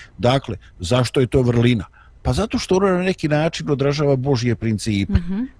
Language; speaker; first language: Bosnian; native; Bosnian